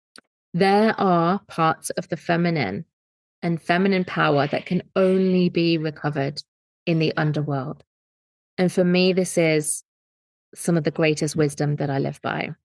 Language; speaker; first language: English; native; English